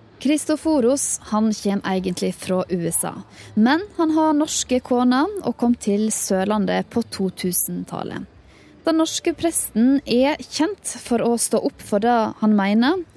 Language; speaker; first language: Norwegian; native; Norwegian